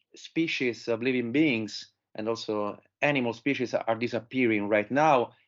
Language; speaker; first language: English; non-native, fluent; Italian